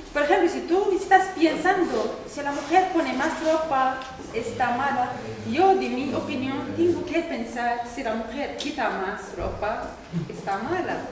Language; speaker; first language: Spanish; non-native, learner; Arabic